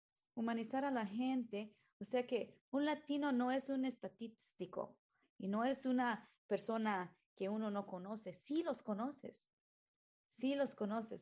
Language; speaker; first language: Spanish; early bilingual, heritage; Spanish